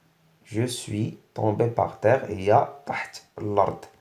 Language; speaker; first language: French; non-native, local second language; Arabic